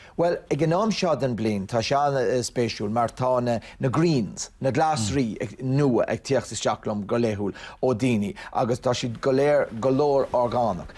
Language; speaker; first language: Irish; non-native, local second language; English